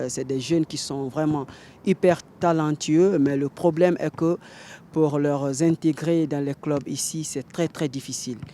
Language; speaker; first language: French; non-native, local second language; Fula